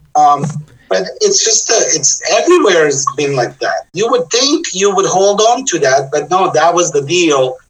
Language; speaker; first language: English; non-native, fluent; Bosnian